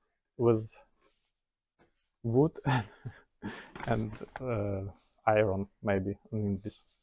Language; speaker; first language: English; non-native, learner; Ukrainian